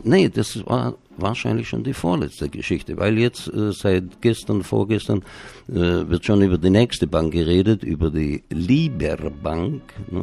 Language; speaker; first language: German; native; German